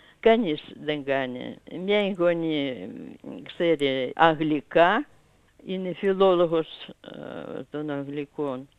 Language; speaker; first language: Greek; non-native, fluent; Russian